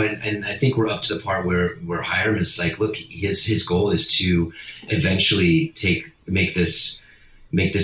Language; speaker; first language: English; non-native, fluent; Italian